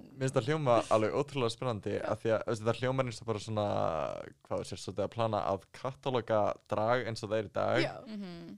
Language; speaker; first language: Icelandic; native; Icelandic